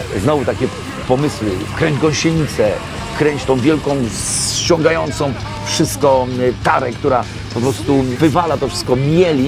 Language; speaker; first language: Polish; native; Polish